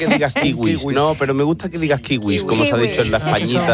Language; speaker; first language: Spanish; native; Spanish